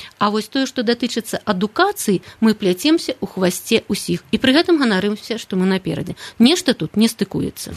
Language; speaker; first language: Belarusian; native; Belarusian